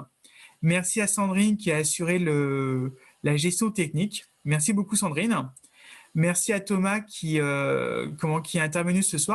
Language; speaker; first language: French; native; French